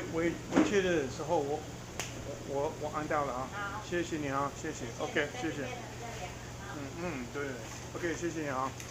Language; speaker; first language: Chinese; non-native, learner; English